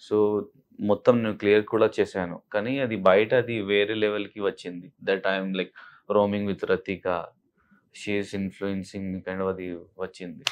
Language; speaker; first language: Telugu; non-native, local second language; Hindi